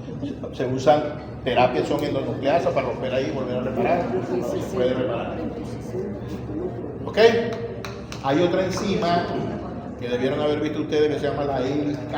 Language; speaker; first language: Spanish; native; Spanish